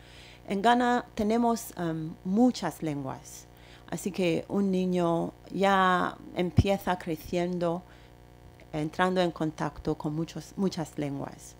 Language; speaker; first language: Spanish; non-native, fluent; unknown